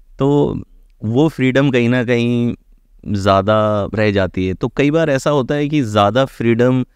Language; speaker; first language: Hindi; native; Hindi